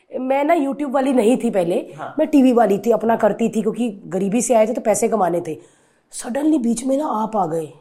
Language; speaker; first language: Hindi; native; Hindi